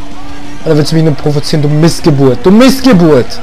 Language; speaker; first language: German; native; German